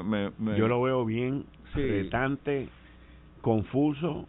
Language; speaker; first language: Spanish; native; Spanish